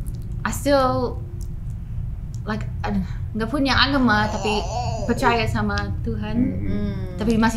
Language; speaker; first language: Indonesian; non-native, learner; English